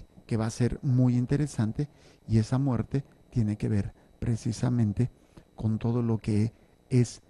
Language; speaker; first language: Spanish; native; Spanish